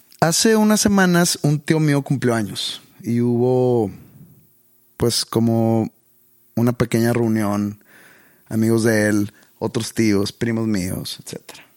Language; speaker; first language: Spanish; native; Spanish